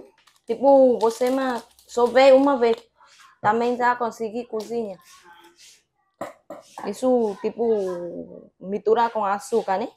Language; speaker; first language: Portuguese; non-native, learner; Vietnamese